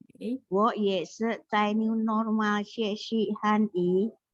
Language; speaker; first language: Chinese; non-native, learner; Indonesian